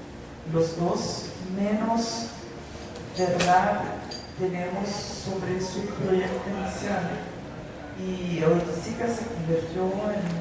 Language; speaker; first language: Spanish; non-native, fluent; Portuguese